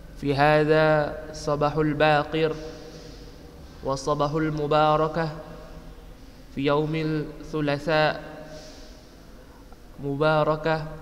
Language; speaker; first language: Arabic; non-native, fluent; Indonesian